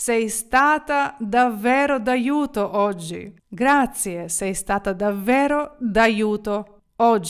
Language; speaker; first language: Italian; non-native, fluent; Ukrainian